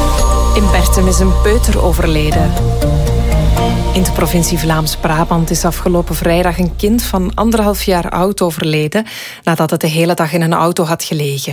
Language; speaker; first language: Dutch; native; Dutch